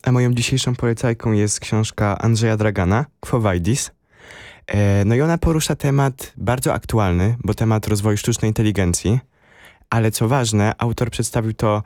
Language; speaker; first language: Polish; native; Polish